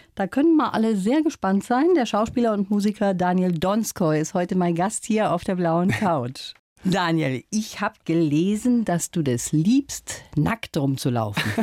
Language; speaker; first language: German; native; German